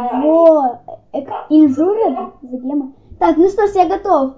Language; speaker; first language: Russian; native; Russian